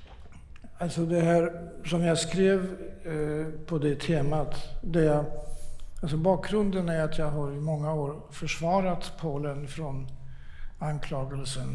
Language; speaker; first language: Swedish; non-native, fluent; Polish